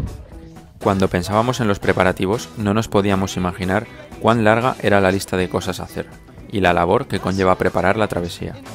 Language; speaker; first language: Spanish; native; Spanish